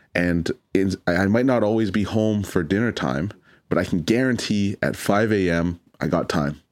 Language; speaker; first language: English; native; English